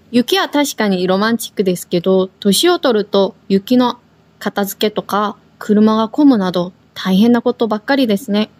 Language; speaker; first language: Japanese; non-native, fluent; Korean